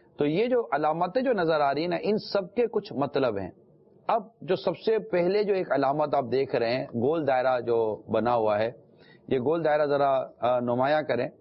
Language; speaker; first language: Urdu; non-native, local second language; Memoni